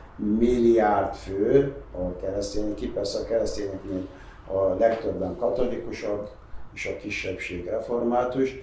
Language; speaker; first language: Hungarian; non-native, fluent; Arabic